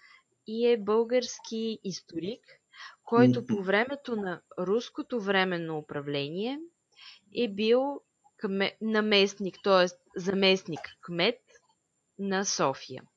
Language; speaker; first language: Bulgarian; native; Bulgarian